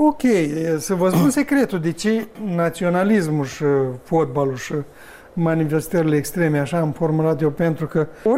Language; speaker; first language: Romanian; native; Romanian